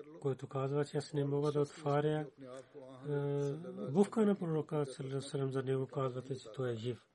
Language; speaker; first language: Bulgarian; non-native, learner; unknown